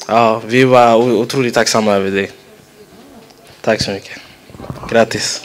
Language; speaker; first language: Swedish; early bilingual, other home language; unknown